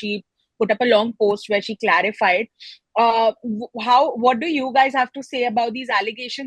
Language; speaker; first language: English; non-native, local second language; Hindi